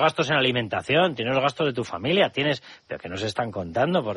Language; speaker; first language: Spanish; native; Spanish